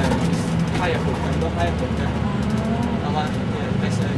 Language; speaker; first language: English; non-native, learner; Chinese